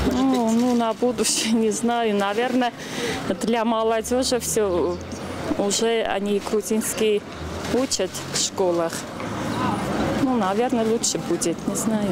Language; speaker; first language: Russian; non-native, local second language; Armenian